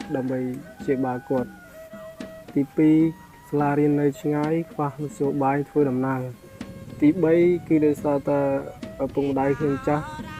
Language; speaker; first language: Khmer; non-native, local second language; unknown